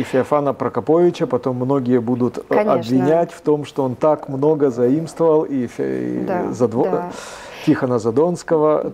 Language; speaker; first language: Russian; native; Russian